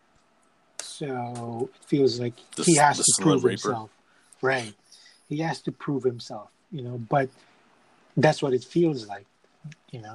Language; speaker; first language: English; non-native, local second language; Filipino